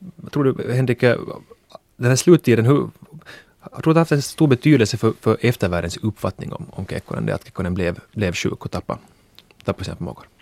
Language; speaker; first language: Swedish; native; Swedish